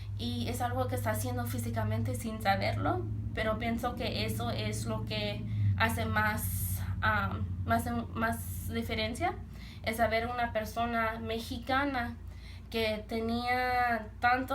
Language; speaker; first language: Spanish; early bilingual, heritage; Spanish